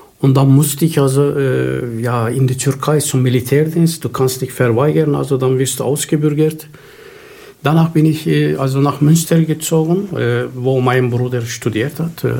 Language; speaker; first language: German; non-native, fluent; Turkish